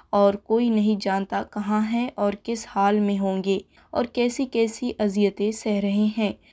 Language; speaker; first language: Urdu; non-native, local second language; Baluchi